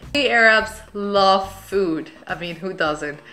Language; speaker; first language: English; non-native, fluent; Arabic